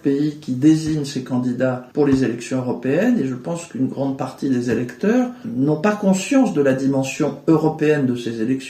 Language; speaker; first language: French; native; French